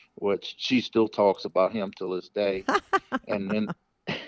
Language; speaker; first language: English; native; English